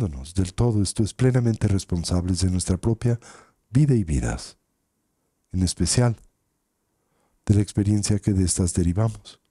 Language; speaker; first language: Spanish; native; Spanish